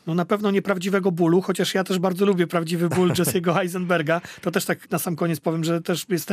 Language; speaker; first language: Polish; native; Polish